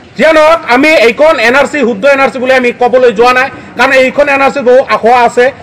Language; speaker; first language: Assamese; non-native, local second language; Bangla